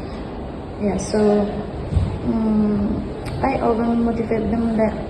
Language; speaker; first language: English; non-native, fluent; Indonesian